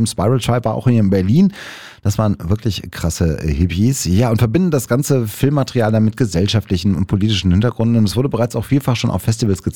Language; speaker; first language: German; native; German